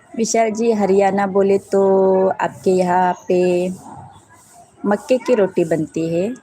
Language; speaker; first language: Hindi; non-native, local second language; Marathi